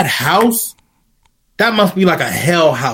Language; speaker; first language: English; native; English